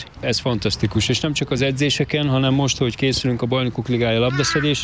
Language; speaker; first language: Hungarian; native; Hungarian